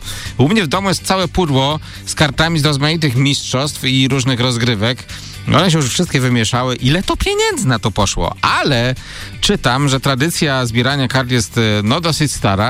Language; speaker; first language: Polish; native; Polish